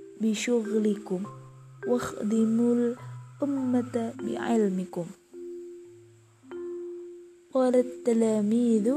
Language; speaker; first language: Arabic; non-native, learner; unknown